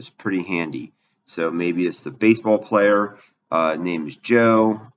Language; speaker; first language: English; native; English